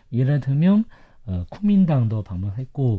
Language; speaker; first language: Korean; non-native, fluent; Chinese